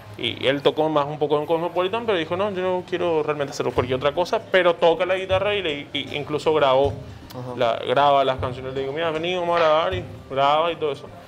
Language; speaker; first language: Spanish; early bilingual, other home language; Portuguese